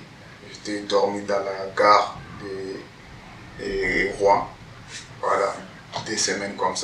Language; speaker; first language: French; non-native, learner; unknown